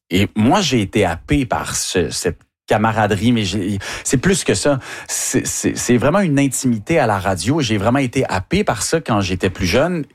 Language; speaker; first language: French; native; French